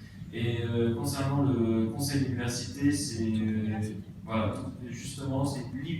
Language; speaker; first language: French; native; French